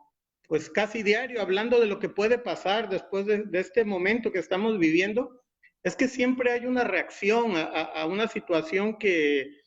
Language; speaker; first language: Spanish; native; Spanish